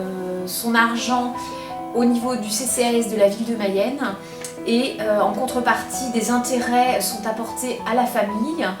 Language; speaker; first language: French; native; French